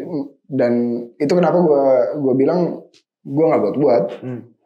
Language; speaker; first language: Indonesian; native; Indonesian